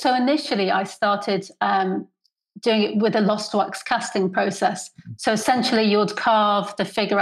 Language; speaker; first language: English; native; English